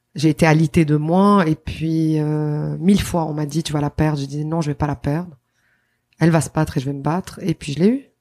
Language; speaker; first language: French; non-native, local second language; Arabic